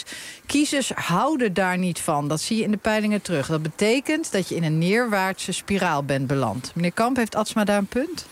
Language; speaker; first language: Dutch; native; Dutch